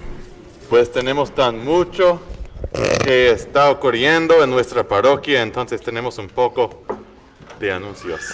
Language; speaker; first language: Spanish; non-native, learner; English